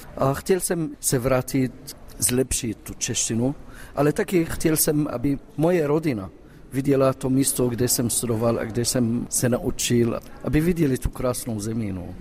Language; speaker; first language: Czech; non-native, fluent; Arabic